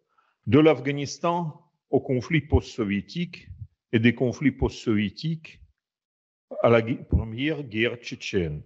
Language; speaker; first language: French; non-native, fluent; Russian